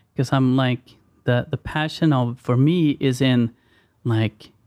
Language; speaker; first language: English; non-native, fluent; Swedish